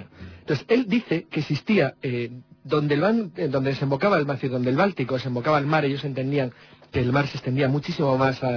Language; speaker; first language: Spanish; native; Spanish